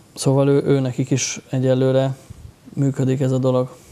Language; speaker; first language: Hungarian; native; Hungarian